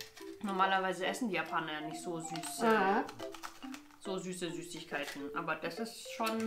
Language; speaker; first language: German; native; German